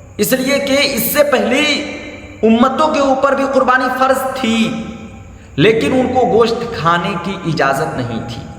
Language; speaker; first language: Urdu; native; Urdu